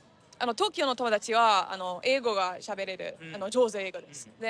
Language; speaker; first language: Japanese; non-native, learner; English